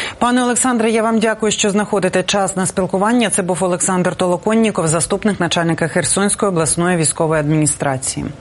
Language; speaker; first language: Ukrainian; native; Ukrainian